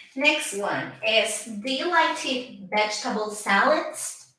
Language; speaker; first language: English; non-native, fluent; Spanish